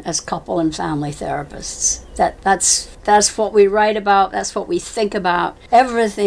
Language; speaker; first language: English; native; English